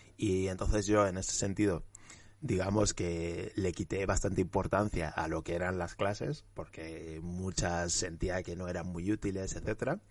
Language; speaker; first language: Spanish; early bilingual, other home language; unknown